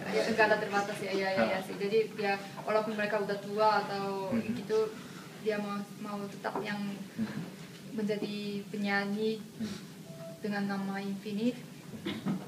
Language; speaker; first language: Indonesian; non-native, fluent; Korean